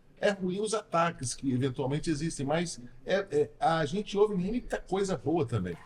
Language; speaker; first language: Portuguese; native; Portuguese